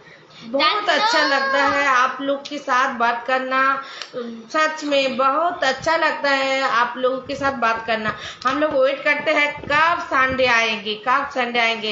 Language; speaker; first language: Hindi; non-native, local second language; Bangla